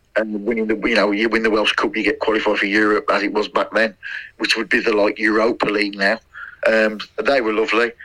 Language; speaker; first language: English; native; English